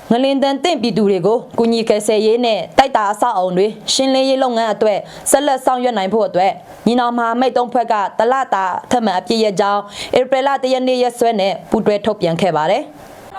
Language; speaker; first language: Burmese; non-native, local second language; Shwe Palaung